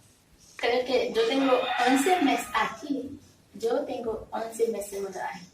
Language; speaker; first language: Spanish; non-native, learner; Haitian Creole